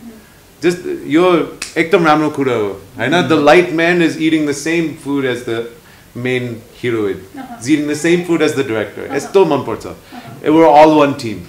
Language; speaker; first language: Nepali; non-native, learner; English